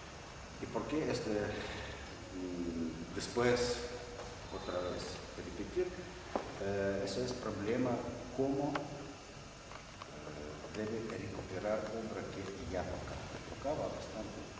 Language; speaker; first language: Spanish; non-native, learner; Russian